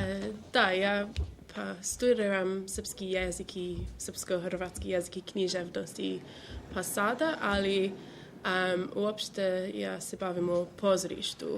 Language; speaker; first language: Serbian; non-native, learner; English